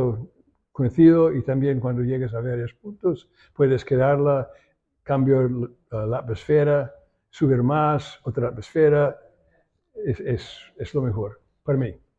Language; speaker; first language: Spanish; non-native, learner; English